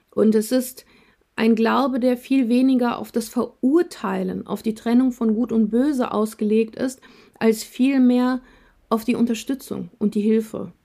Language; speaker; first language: German; early bilingual, other home language; Russian